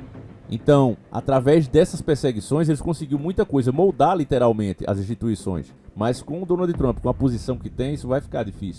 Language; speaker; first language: Portuguese; native; Portuguese